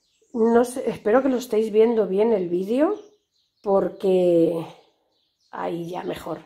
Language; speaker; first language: Spanish; native; Spanish